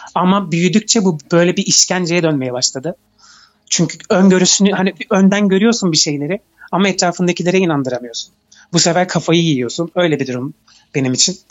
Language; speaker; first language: Turkish; early bilingual, heritage; Turkish